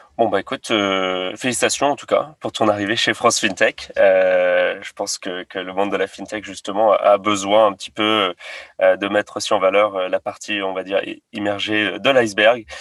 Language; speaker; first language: French; native; French